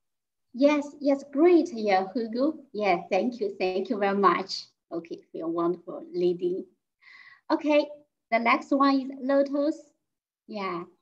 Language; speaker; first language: English; non-native, fluent; Chinese